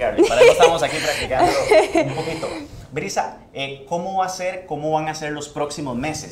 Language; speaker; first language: Spanish; native; Spanish